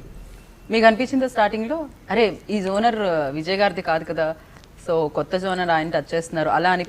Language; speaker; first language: Telugu; native; Telugu